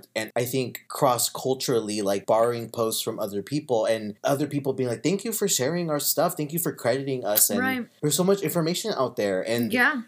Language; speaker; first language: English; native; English